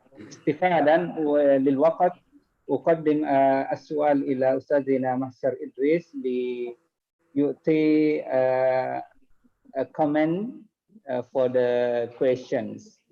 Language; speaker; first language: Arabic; non-native, fluent; Indonesian